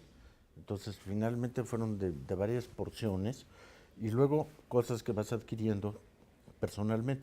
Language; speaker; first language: Spanish; native; Spanish